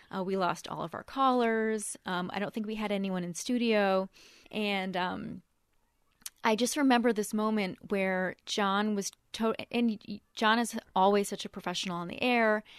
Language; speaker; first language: English; native; English